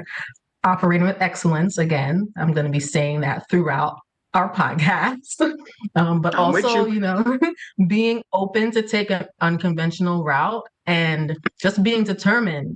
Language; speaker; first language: English; early bilingual, other home language; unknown